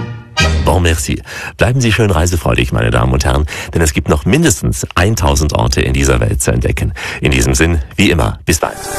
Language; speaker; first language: German; native; German